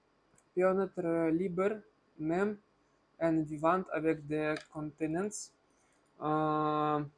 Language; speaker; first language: French; non-native, learner; Russian